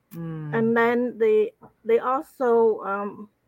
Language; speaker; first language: English; non-native, fluent; Khmer